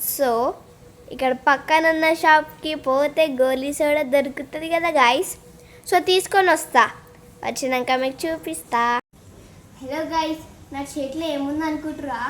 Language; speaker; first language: Telugu; non-native, local second language; Lambadi